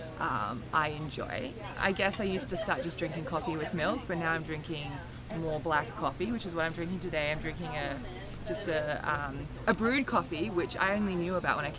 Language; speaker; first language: English; native; English